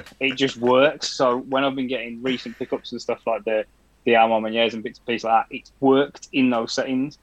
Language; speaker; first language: English; native; English